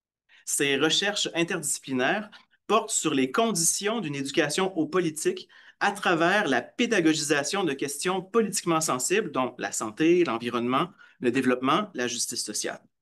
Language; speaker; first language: French; native; French